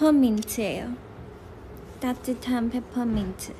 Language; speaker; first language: Korean; non-native, local second language; Chinese